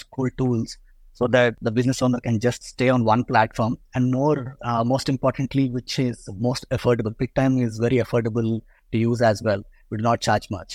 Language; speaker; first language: English; non-native, local second language; Telugu